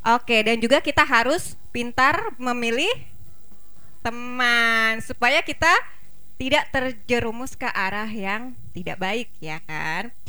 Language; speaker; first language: Indonesian; native; Indonesian